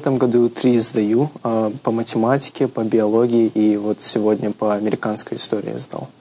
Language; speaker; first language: Russian; early bilingual, heritage; Russian